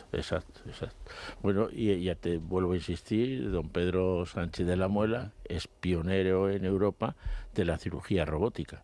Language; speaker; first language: Spanish; native; Spanish